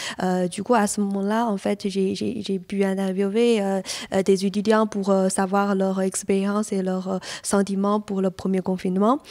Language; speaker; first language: French; non-native, fluent; Chinese